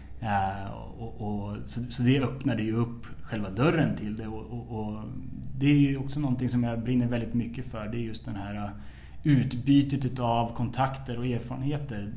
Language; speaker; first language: Swedish; native; Swedish